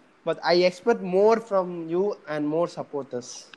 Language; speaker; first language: English; non-native, local second language; Tamil